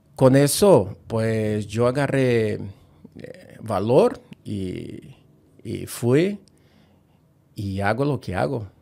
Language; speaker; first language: Spanish; non-native, fluent; Portuguese